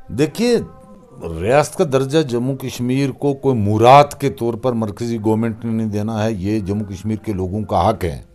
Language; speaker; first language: Hindi; non-native, local second language; Kashmiri